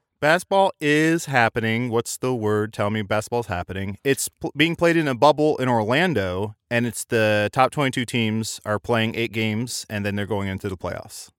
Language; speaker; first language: English; native; English